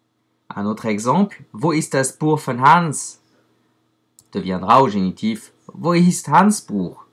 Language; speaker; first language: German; non-native, fluent; French